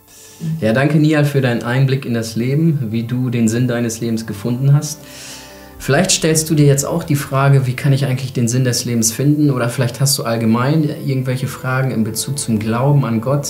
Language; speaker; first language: German; native; German